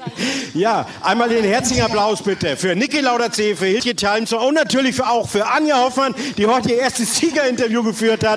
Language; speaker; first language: German; native; German